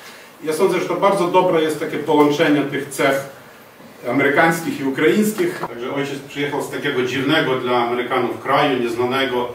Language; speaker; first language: Polish; non-native, fluent; Ukrainian